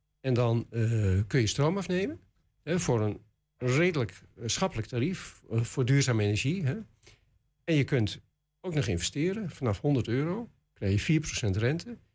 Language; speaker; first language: Dutch; native; Dutch